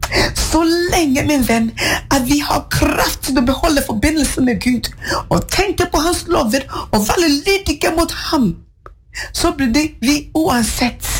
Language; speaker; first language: Norwegian; non-native, fluent; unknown